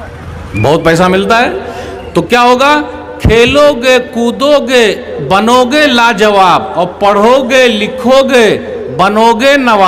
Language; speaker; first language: Hindi; native; Hindi